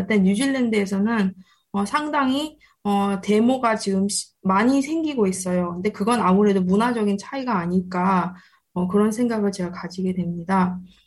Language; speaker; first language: Korean; early bilingual, heritage; Korean